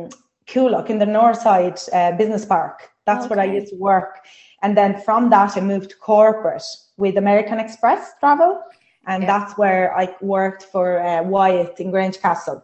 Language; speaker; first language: English; non-native, fluent; Italian